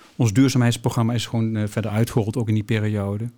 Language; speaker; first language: Dutch; native; Dutch